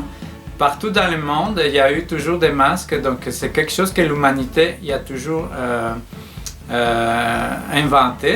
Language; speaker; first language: French; non-native, fluent; Spanish